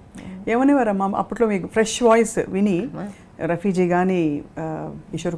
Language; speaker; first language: Telugu; native; Telugu